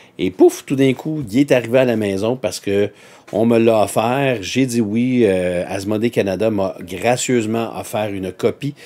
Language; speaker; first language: French; native; French